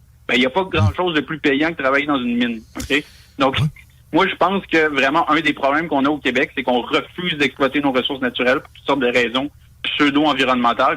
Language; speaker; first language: French; native; French